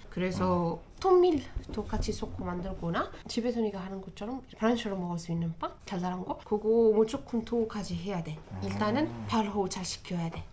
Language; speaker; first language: Korean; non-native, fluent; Arabic